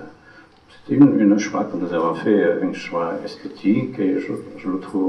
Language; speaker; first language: French; non-native, fluent; English